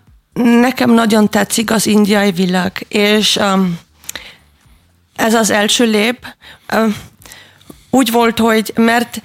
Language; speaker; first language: Hungarian; non-native, learner; German